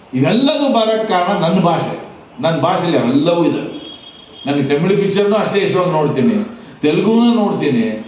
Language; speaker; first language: Kannada; non-native, local second language; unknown